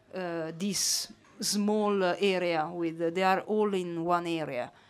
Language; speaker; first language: English; non-native, fluent; Italian